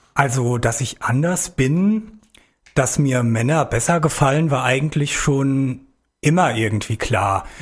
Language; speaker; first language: German; native; German